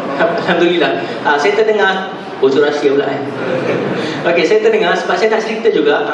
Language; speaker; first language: Malay; non-native, local second language; Tamil